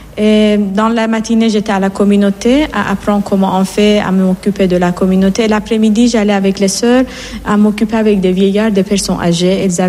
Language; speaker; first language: French; non-native, fluent; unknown